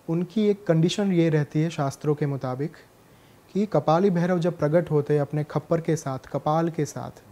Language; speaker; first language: Hindi; non-native, local second language; Gujarati